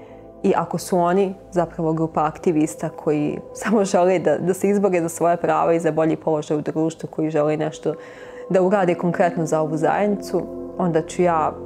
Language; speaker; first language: Bosnian; native; Bosnian